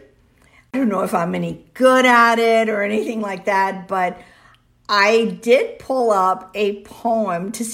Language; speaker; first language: English; early bilingual, other home language; Spanish